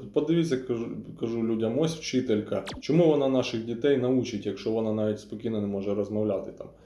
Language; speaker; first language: Ukrainian; non-native, local second language; Russian